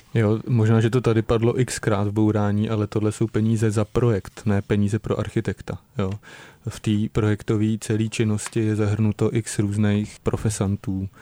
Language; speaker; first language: Czech; native; Czech